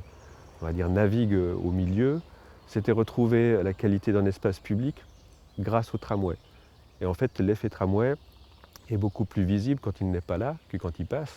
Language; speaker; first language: French; native; French